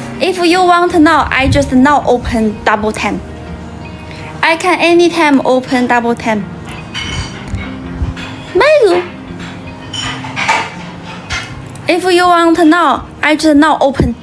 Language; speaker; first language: English; non-native, learner; Thai